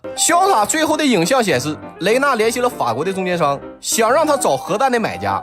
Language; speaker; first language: Chinese; native; Chinese